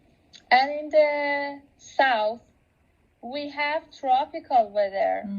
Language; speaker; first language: English; non-native, local second language; Persian